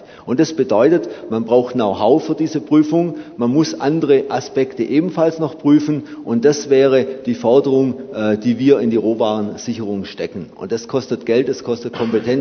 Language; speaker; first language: German; native; German